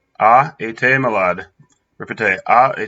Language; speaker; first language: French; non-native, fluent; English